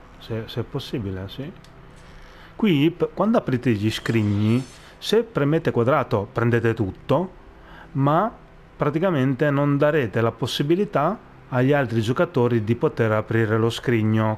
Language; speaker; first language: Italian; native; Italian